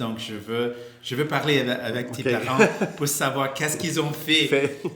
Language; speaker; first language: French; non-native, local second language; English